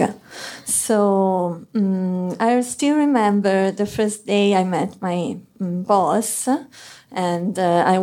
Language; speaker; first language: English; non-native, fluent; Italian